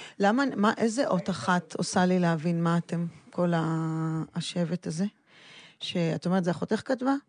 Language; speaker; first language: Hebrew; native; Hebrew